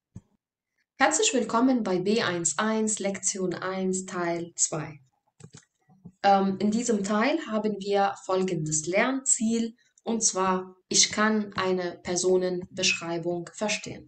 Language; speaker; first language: German; non-native, fluent; Arabic